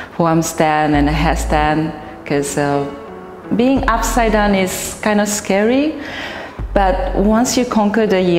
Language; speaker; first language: English; non-native, fluent; Japanese